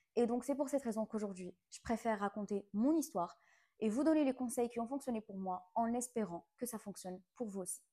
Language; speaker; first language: French; non-native, local second language; Arabic